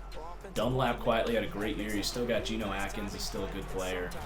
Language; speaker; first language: English; native; English